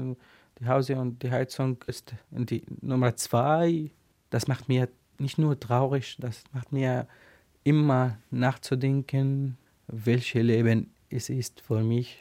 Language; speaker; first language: German; non-native, learner; Arabic